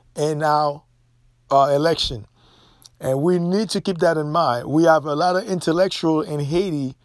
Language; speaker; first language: English; non-native, fluent; Haitian Creole